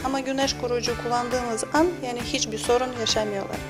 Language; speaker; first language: Turkish; non-native, learner; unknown